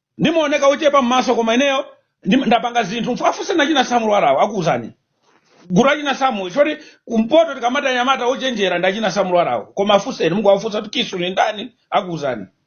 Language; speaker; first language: Nyanja; non-native, local second language; Tumbuka